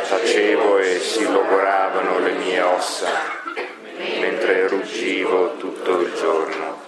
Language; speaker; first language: Italian; native; Italian